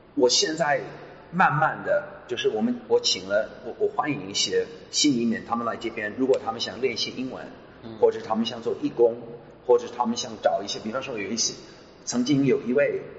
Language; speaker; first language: Chinese; non-native, fluent; English